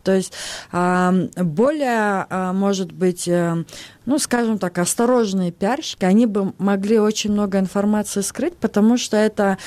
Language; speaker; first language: Russian; non-native, local second language; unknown